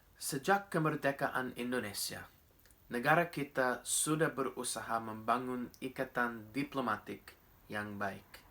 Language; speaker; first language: Indonesian; non-native, fluent; English